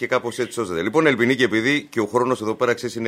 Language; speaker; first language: Greek; native; Greek